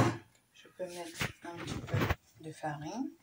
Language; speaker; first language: French; non-native, local second language; Arabic